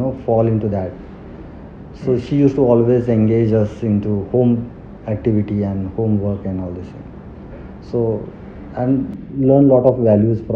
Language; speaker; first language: English; non-native, local second language; Marathi